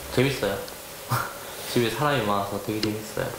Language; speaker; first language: Korean; native; Korean